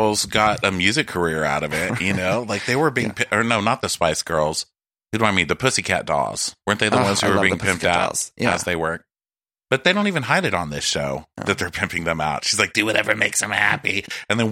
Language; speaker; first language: English; native; English